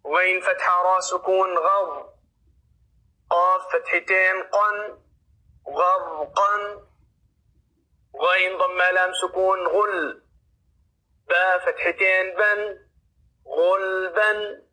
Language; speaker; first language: Arabic; non-native, fluent; Oromo